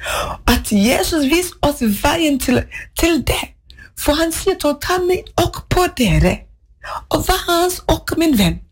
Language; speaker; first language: Norwegian; non-native, fluent; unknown